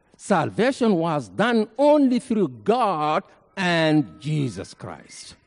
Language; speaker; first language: English; non-native, fluent; Arabic